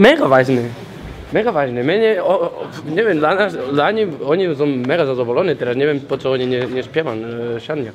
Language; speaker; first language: Polish; non-native, learner; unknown